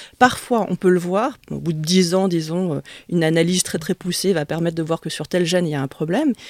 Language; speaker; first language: French; early bilingual, other home language; Vietnamese